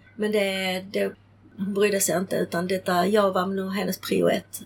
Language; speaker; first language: Swedish; early bilingual, other home language; Czech